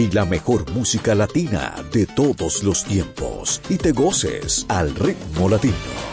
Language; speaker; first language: Spanish; native; Spanish